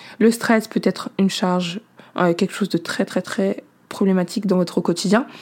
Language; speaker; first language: French; native; French